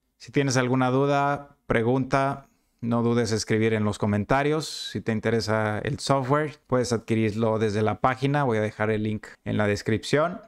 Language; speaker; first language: Spanish; native; Spanish